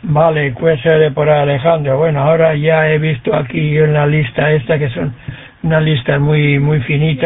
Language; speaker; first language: Spanish; native; Spanish